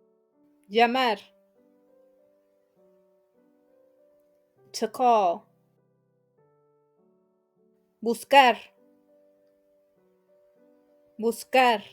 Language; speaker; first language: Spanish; non-native, fluent; English